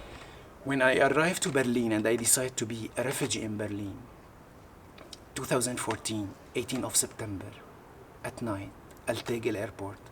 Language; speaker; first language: English; non-native, learner; Arabic